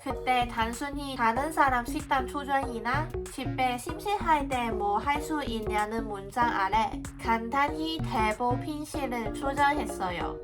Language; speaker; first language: Korean; non-native, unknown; Cantonese